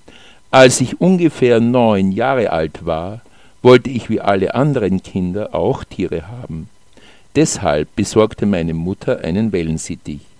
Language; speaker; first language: German; native; German